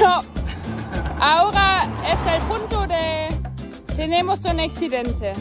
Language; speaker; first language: Spanish; non-native, learner; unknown